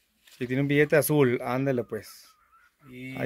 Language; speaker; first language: Spanish; native; Spanish